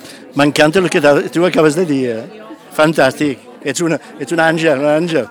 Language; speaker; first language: Catalan; non-native, fluent; English